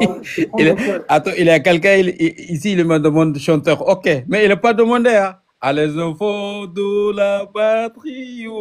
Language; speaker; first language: French; non-native, learner; Arabic